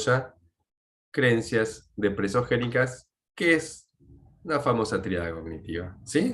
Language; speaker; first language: Spanish; native; Spanish